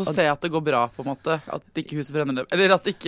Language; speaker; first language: Norwegian; native; Norwegian